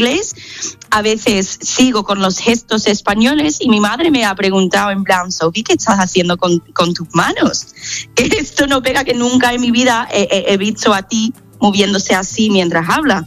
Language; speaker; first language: Spanish; non-native, fluent; English